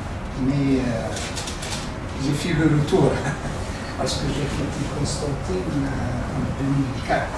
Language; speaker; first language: French; non-native, local second language; Arabic